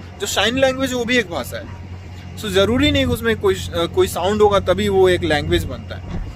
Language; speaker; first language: Hindi; non-native, local second language; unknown